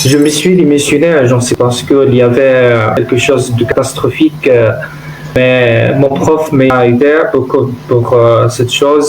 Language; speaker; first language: French; non-native, learner; Arabic